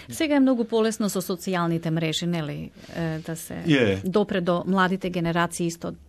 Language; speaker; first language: Macedonian; native; Macedonian